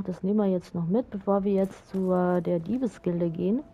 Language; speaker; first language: German; native; German